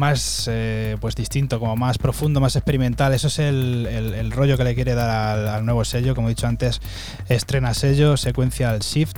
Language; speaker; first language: Spanish; native; Spanish